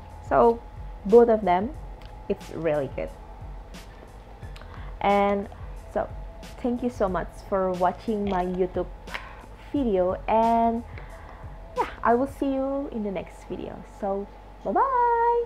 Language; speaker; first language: English; non-native, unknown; Indonesian